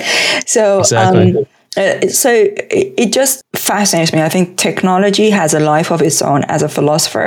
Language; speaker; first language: English; non-native, fluent; Persian